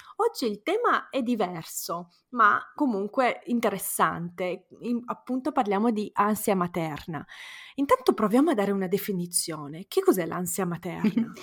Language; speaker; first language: Italian; native; Italian